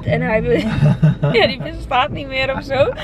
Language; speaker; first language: Dutch; native; Dutch